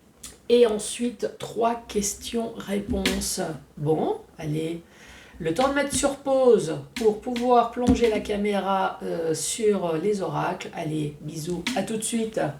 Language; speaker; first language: French; native; French